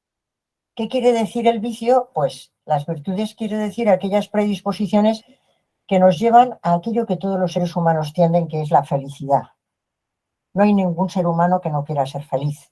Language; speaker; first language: Spanish; native; Spanish